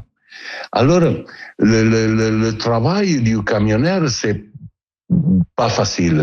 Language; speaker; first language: French; non-native, learner; Italian